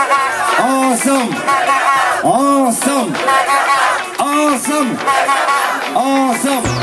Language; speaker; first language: French; native; French